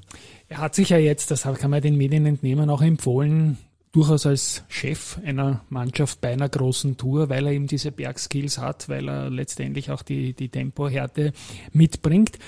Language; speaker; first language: German; native; German